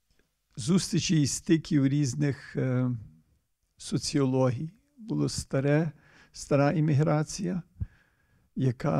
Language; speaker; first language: Ukrainian; early bilingual, heritage; Ukrainian